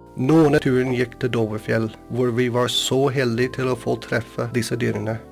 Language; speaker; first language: Norwegian; non-native, fluent; English